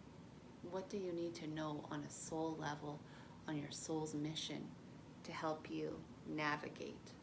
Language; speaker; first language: English; native; English